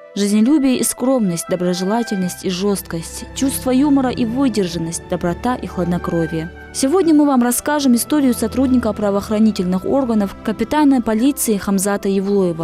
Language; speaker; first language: Russian; native; Russian